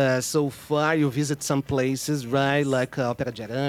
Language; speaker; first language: English; non-native, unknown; Portuguese